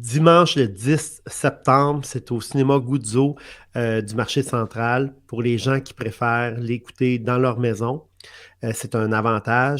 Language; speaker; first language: French; native; French